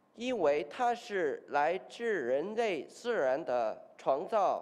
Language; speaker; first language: Chinese; non-native, learner; English